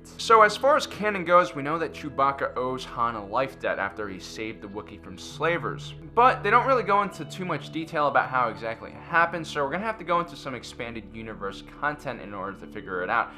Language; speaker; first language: English; native; English